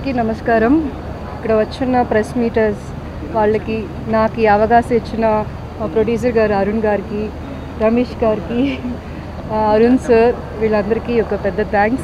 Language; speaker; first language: Telugu; non-native, local second language; Tamil